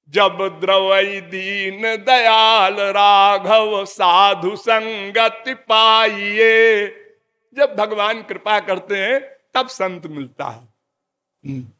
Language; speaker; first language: Hindi; native; Hindi